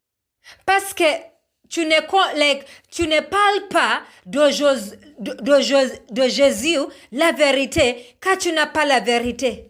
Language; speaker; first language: French; non-native, learner; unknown